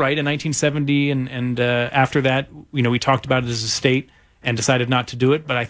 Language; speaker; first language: English; native; English